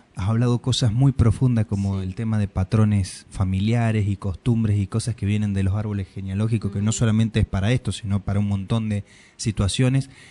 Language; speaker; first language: Spanish; native; Spanish